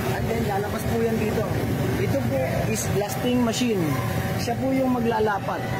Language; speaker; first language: Filipino; native; Filipino